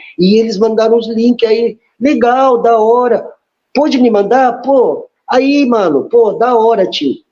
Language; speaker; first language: Portuguese; non-native, fluent; Spanish